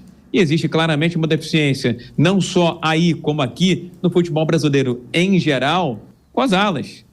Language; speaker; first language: Portuguese; native; Portuguese